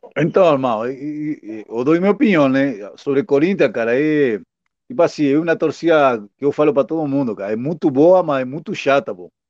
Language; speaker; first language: Portuguese; non-native, fluent; Spanish